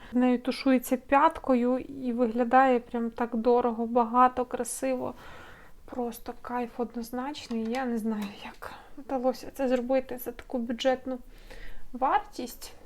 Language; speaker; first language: Ukrainian; non-native, local second language; Russian